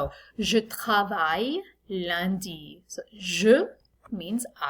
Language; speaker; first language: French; non-native, fluent; English